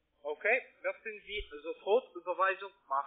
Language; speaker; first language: German; non-native, learner; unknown